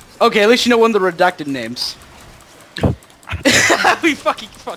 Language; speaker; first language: English; native; English